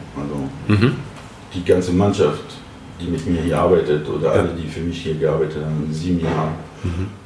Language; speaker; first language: German; non-native, fluent; French